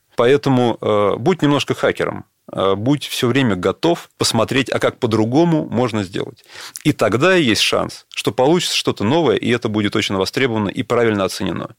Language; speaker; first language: Russian; native; Russian